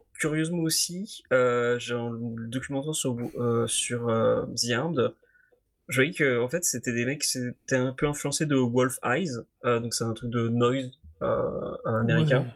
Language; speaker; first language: French; native; French